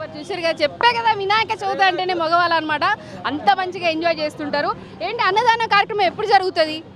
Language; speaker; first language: Telugu; native; Telugu